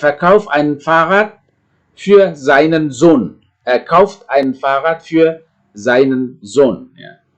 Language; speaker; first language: German; non-native, fluent; Indonesian